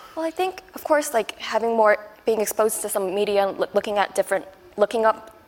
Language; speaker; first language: English; non-native, fluent; Chinese